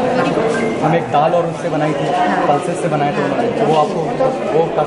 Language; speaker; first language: Hindi; native; Hindi